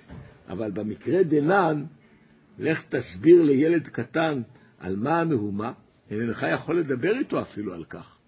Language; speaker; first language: Hebrew; native; Hebrew